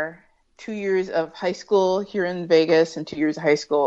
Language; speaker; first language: English; native; English